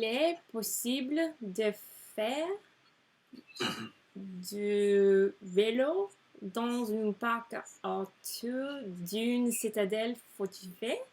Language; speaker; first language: French; non-native, learner; English